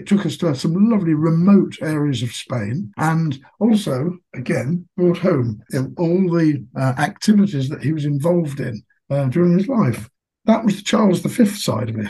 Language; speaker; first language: English; native; English